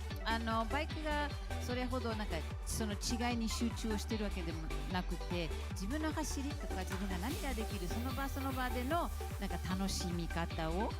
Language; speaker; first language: Japanese; native; Japanese